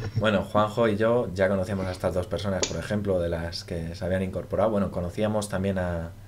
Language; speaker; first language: Spanish; native; Spanish